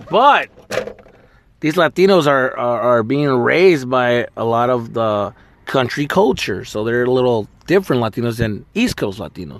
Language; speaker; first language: English; early bilingual, other home language; Spanish